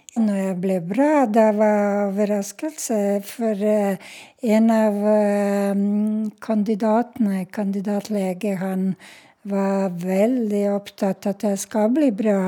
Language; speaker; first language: Norwegian; non-native, fluent; Serbian